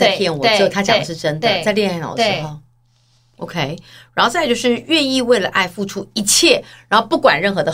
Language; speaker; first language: Chinese; native; Chinese